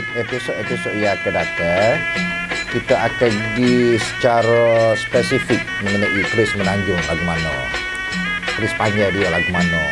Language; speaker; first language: Malay; native; Malay